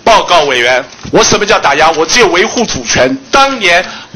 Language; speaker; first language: Chinese; native; Chinese